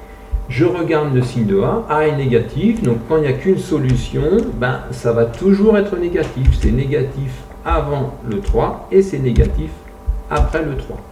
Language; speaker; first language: French; native; French